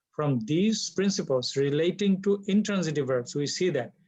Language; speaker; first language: English; non-native, local second language; Bangla